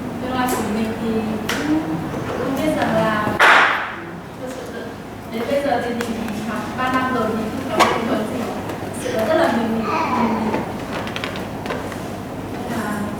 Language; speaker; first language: Vietnamese; non-native, local second language; Hmong